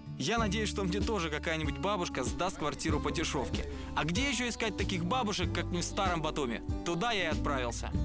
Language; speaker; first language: Russian; native; Russian